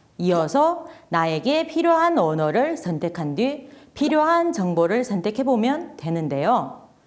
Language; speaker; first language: Korean; non-native, fluent; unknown